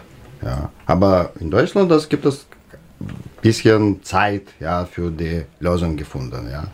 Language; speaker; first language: German; non-native, learner; Russian